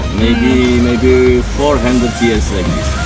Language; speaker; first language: English; non-native, learner; Arabic